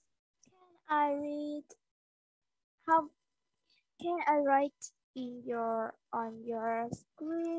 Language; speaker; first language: English; non-native, learner; Vietnamese